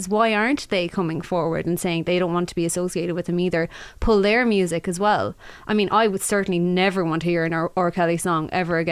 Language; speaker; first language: English; native; English